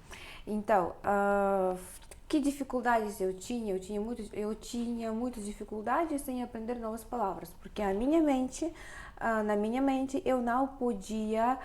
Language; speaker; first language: Portuguese; non-native, fluent; Russian